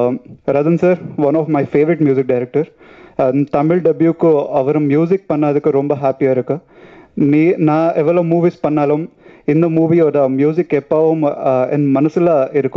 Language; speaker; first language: Tamil; non-native, learner; Telugu